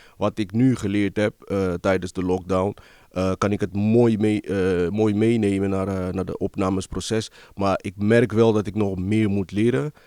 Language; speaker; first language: Dutch; early bilingual, other home language; Lingala